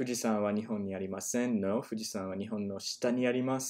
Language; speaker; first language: Japanese; non-native, learner; English